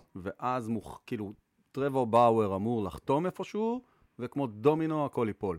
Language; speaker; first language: Hebrew; native; Hebrew